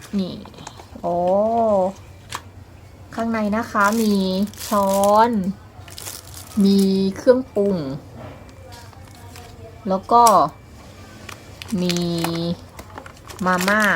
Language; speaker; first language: Thai; native; Thai